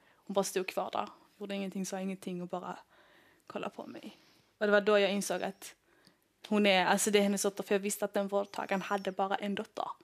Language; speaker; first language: Swedish; early bilingual, other home language; Somali